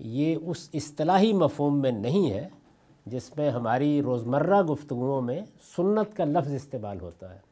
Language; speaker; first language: Urdu; non-native, local second language; Punjabi